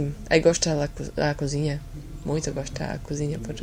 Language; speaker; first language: Portuguese; non-native, learner; Slovak